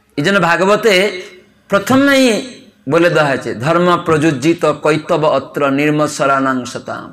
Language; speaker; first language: Bangla; non-native, fluent; Odia